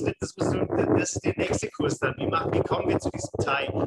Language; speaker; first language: German; native; German